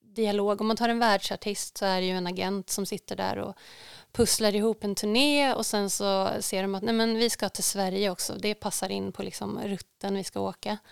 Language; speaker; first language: Swedish; native; Swedish